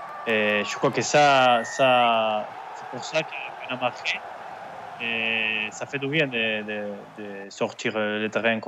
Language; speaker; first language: French; non-native, learner; Spanish